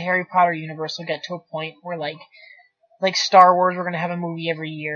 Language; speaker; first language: English; native; English